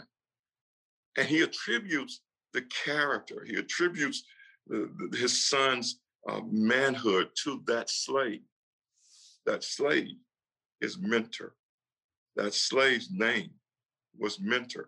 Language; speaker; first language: English; native; English